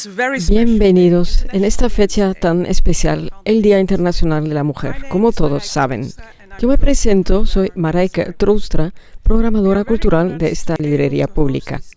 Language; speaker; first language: Spanish; non-native, fluent; Dutch